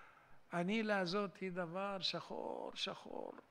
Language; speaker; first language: Hebrew; non-native, fluent; Arabic